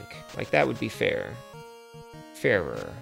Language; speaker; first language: English; native; English